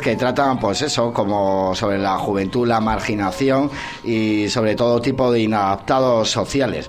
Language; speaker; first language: Spanish; native; Spanish